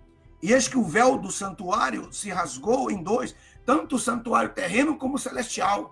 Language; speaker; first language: Portuguese; native; Portuguese